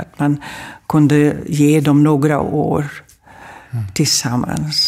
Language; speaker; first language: Swedish; non-native, fluent; German